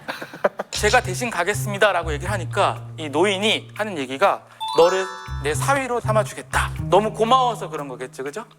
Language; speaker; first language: Korean; native; Korean